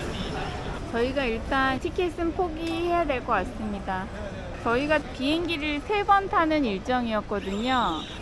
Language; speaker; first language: Korean; native; Korean